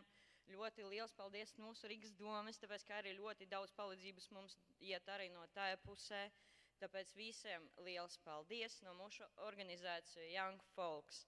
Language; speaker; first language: Latvian; non-native, learner; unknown